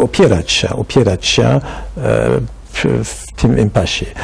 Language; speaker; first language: Polish; non-native, fluent; French